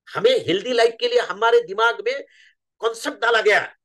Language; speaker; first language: Hindi; non-native, local second language; Marathi